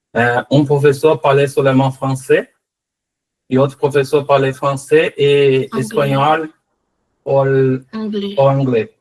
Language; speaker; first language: French; non-native, learner; Portuguese